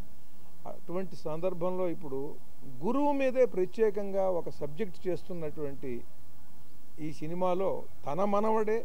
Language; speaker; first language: Telugu; native; Telugu